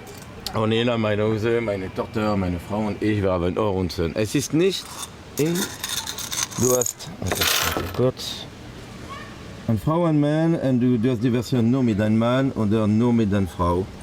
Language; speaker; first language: German; non-native, learner; French